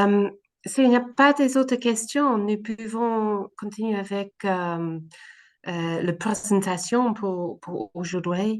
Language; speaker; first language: French; non-native, learner; English